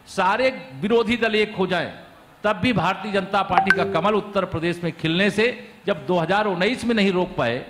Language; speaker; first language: Hindi; native; Hindi